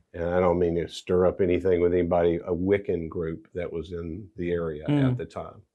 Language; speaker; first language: English; native; English